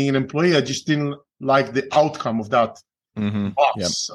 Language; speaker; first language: English; non-native, fluent; Hebrew